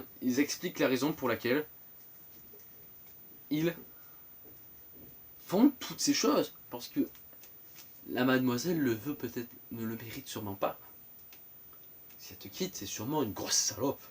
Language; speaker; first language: French; native; French